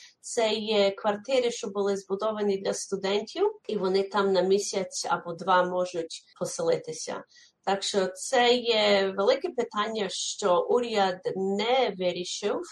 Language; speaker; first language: Ukrainian; early bilingual, heritage; Ukrainian